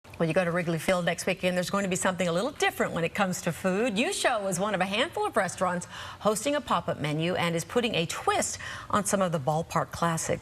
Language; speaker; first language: English; native; English